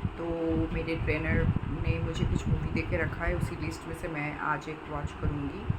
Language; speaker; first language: Hindi; non-native, local second language; Bangla